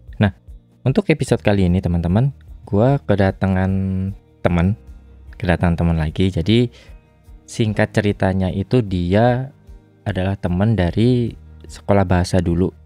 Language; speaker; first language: Indonesian; native; Indonesian